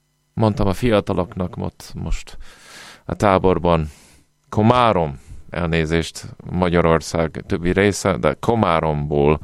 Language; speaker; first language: Hungarian; non-native, fluent; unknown